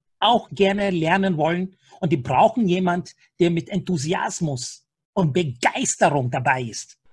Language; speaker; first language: German; non-native, fluent; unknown